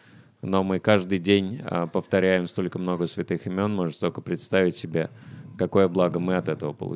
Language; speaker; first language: Russian; native; Russian